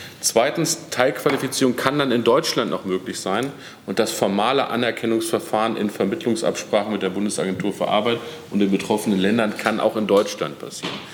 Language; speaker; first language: German; native; German